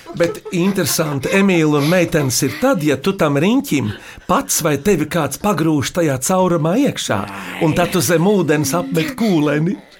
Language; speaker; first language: Latvian; native; Latvian